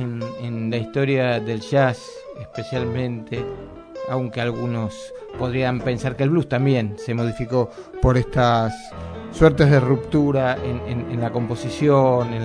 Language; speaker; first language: Spanish; native; Spanish